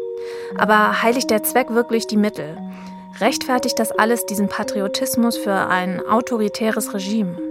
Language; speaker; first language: German; native; German